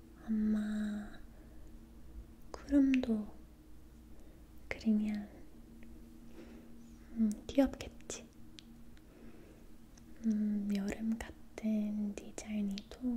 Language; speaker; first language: Korean; non-native, learner; English